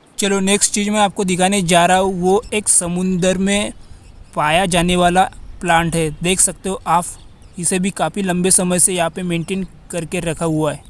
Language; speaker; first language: Hindi; non-native, local second language; Marathi